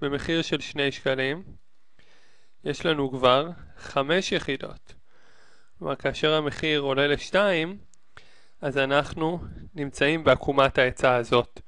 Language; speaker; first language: Hebrew; native; Hebrew